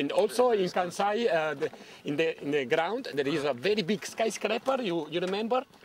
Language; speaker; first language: English; non-native, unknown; Italian